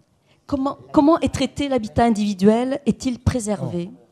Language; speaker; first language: French; native; French